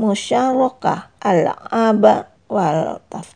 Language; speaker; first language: Arabic; non-native, fluent; Indonesian